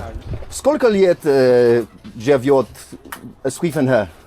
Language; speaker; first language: Russian; non-native, learner; English